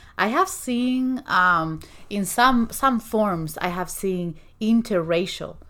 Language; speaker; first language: English; non-native, fluent; Spanish